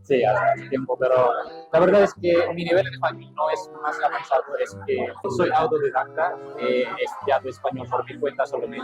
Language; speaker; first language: Spanish; non-native, learner; Filipino